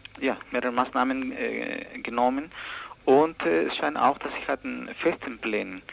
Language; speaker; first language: German; non-native, learner; Spanish